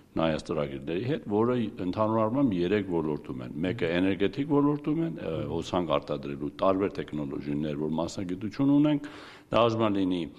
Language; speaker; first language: Armenian; early bilingual, heritage; Armenian